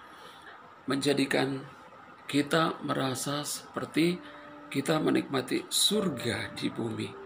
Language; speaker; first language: Indonesian; non-native, fluent; Persian